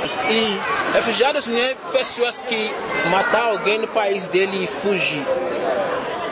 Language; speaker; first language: Portuguese; non-native, fluent; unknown